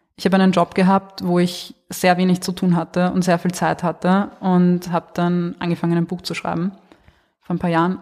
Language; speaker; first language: German; early bilingual, other home language; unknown